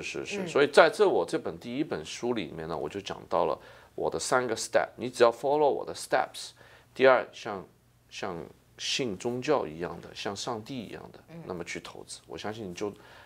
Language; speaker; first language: Chinese; native; Chinese